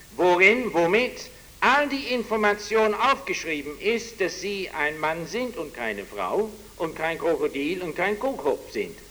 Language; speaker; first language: German; non-native, fluent; English